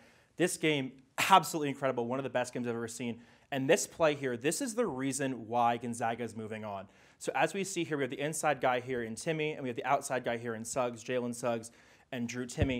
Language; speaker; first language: English; native; English